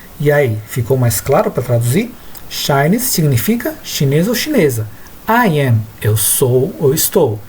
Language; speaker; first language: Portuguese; native; Portuguese